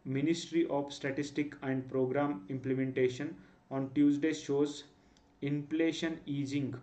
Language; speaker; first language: English; non-native, local second language; Kannada